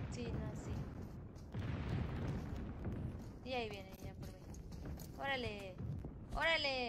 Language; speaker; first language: Spanish; native; Spanish